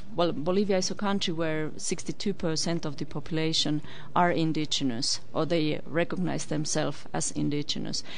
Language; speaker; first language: English; non-native, fluent; Finnish